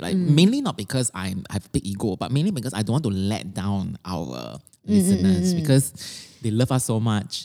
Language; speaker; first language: English; native; English